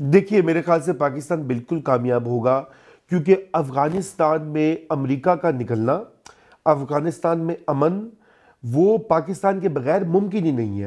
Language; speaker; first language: Urdu; non-native, local second language; Punjabi